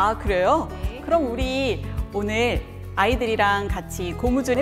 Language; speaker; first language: Korean; native; Korean